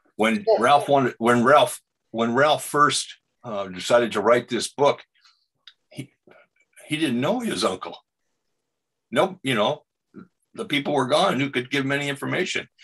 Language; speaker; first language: English; native; English